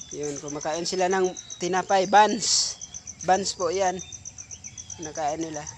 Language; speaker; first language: Filipino; non-native, local second language; Cebuano